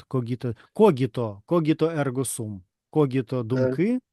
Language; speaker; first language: Ukrainian; non-native, learner; Russian